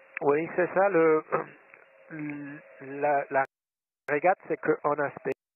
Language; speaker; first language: French; non-native, fluent; German